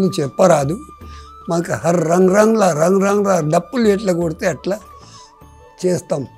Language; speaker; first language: Telugu; non-native, local second language; Gondi